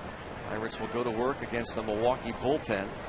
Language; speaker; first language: English; native; English